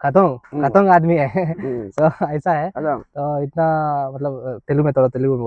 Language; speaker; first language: Hindi; non-native, local second language; Telugu